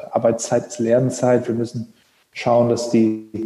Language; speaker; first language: German; native; German